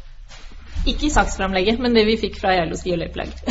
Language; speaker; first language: Norwegian; native; Norwegian